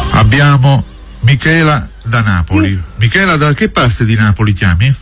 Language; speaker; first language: Italian; native; Italian